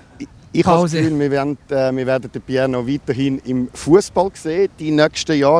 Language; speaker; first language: German; native; German